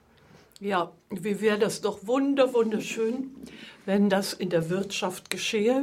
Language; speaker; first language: German; native; German